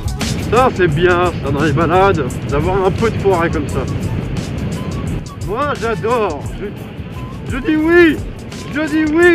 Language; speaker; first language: French; native; French